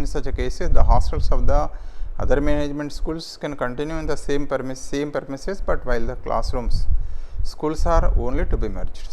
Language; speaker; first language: English; non-native, local second language; Telugu